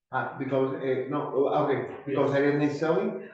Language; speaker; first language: English; non-native, learner; Spanish